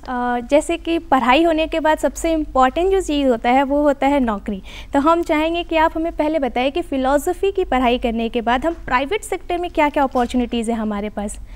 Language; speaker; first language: Hindi; native; Hindi